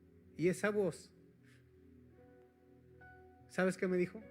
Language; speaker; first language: Spanish; native; Spanish